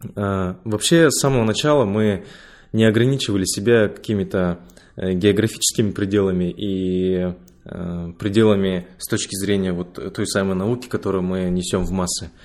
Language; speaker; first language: Russian; native; Russian